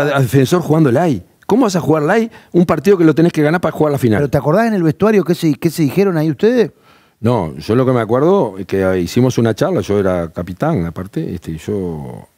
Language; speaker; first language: Spanish; native; Spanish